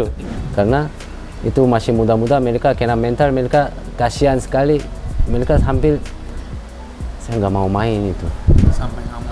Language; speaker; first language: Indonesian; non-native, fluent; Korean